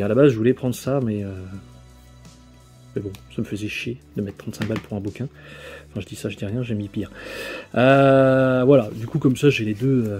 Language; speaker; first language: French; native; French